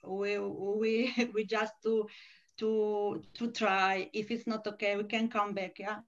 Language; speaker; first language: English; non-native, learner; Romanian